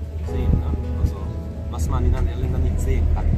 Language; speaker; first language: German; non-native, fluent; Serbian